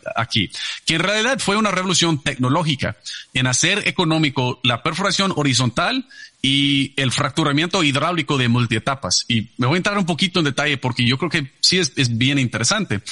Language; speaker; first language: Spanish; non-native, fluent; English